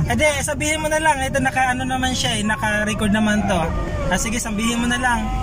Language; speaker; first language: Filipino; native; Filipino